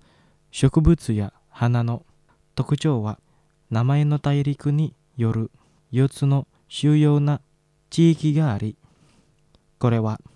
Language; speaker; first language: Japanese; non-native, fluent; Indonesian